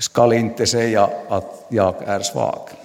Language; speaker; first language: Swedish; non-native, local second language; Finnish